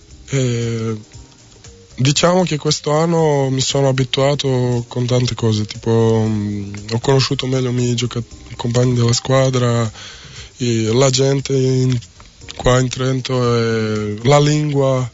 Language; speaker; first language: Italian; non-native, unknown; Serbian